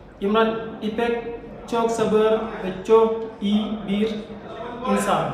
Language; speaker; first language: Turkish; non-native, learner; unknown